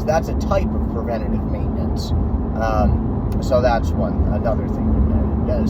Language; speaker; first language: English; native; English